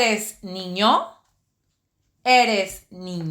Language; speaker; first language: Spanish; early bilingual, heritage; Spanish